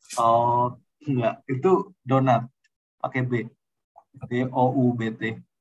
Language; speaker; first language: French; non-native, learner; Indonesian